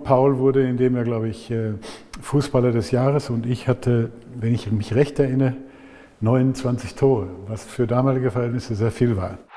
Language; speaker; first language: German; native; German